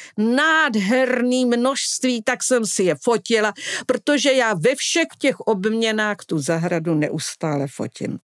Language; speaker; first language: Czech; non-native, fluent; Italian